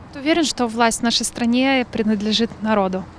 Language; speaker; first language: Russian; native; Russian